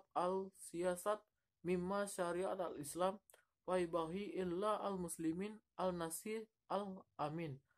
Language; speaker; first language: Arabic; non-native, learner; Indonesian